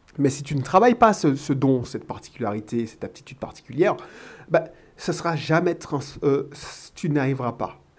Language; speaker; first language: French; native; French